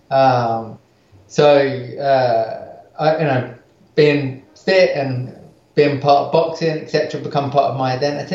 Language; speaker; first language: English; native; English